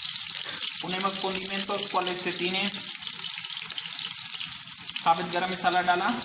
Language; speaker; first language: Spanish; non-native, learner; Urdu